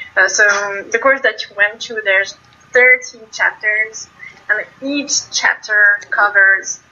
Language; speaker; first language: English; non-native, fluent; French